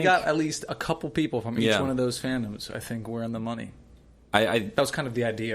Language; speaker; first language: English; native; English